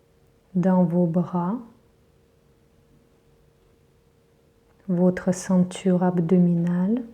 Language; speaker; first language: French; native; French